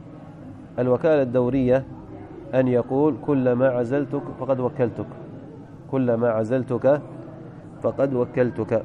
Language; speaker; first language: Arabic; native; Arabic